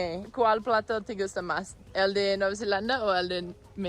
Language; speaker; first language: Spanish; non-native, learner; English